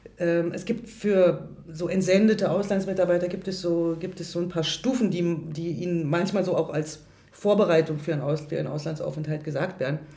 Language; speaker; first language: German; native; German